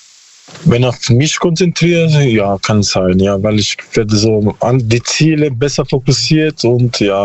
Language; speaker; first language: German; non-native, learner; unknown